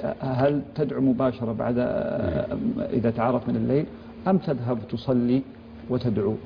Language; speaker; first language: Arabic; native; Arabic